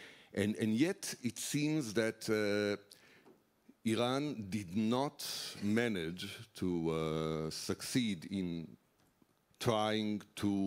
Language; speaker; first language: English; non-native, fluent; Hebrew